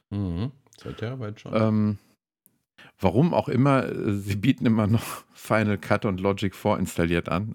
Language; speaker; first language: German; native; German